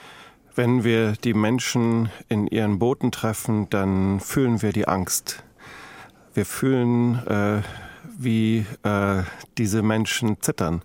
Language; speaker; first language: German; native; German